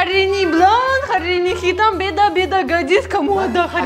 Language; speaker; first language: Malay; non-native, learner; Russian